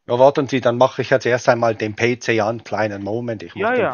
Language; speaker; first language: German; native; German